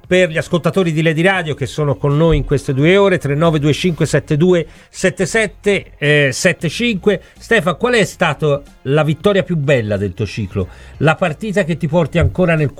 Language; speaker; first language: Italian; native; Italian